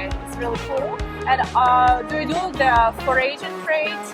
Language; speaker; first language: English; non-native, learner; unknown